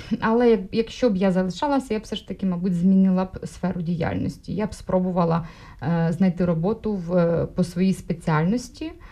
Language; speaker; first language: Ukrainian; non-native, local second language; Russian